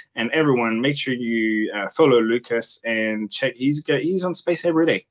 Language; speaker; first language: English; non-native, fluent; French